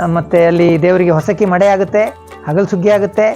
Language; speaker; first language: Kannada; native; Kannada